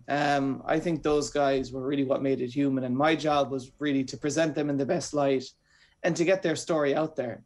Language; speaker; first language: English; native; English